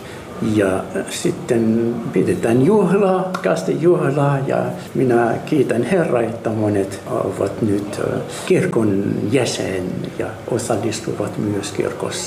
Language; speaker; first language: Finnish; non-native, learner; Arabic